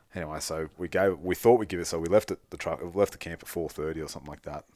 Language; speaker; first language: English; native; English